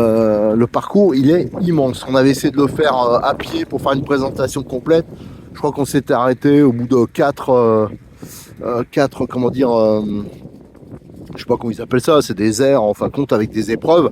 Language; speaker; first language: French; native; French